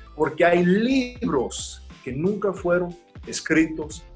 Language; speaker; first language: Spanish; early bilingual, heritage; Spanish